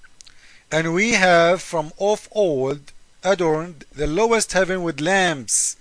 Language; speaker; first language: English; non-native, fluent; Arabic